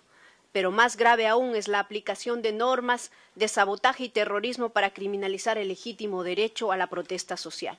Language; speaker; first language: Spanish; native; Spanish